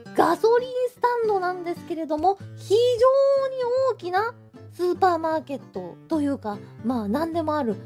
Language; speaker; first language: Japanese; early bilingual, heritage; Japanese